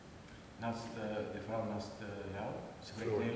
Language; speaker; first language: Dutch; non-native, learner; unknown